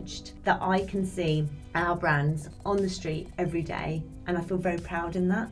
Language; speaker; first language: English; native; English